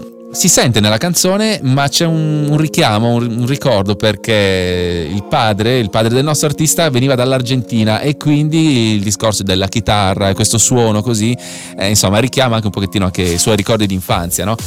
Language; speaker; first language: Italian; native; Italian